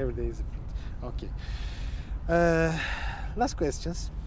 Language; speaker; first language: English; non-native, fluent; Turkish